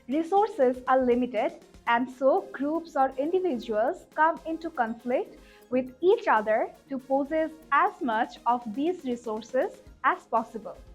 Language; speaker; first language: English; non-native, local second language; Bangla